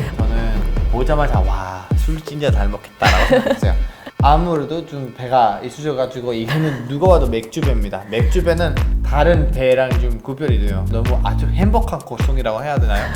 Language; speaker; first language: Korean; non-native, fluent; Spanish